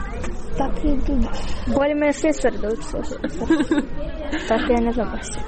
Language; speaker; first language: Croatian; non-native, learner; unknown